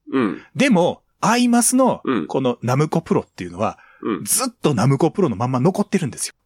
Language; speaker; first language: Japanese; native; Japanese